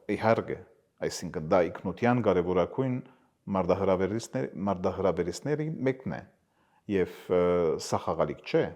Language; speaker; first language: Armenian; early bilingual, heritage; Armenian